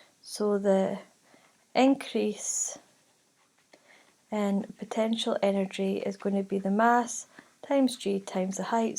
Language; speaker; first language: English; native; English